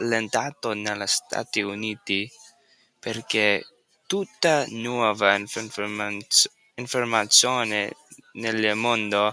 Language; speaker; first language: Italian; non-native, learner; English